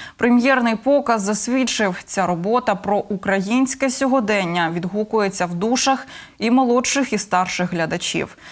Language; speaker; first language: Ukrainian; native; Ukrainian